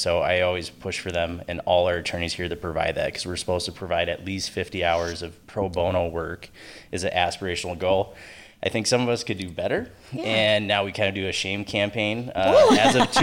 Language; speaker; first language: English; native; English